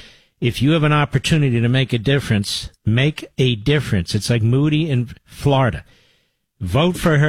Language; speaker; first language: English; native; English